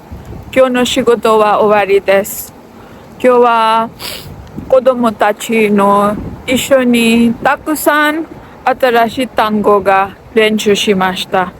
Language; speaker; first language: Japanese; non-native, learner; Nepali